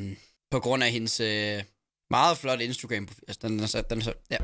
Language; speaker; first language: Danish; native; Danish